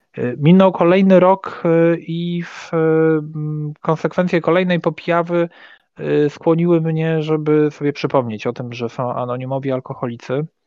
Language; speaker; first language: Polish; native; Polish